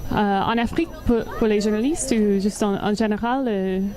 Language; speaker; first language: French; non-native, learner; English